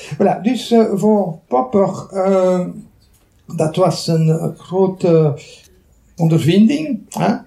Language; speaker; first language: Dutch; non-native, local second language; French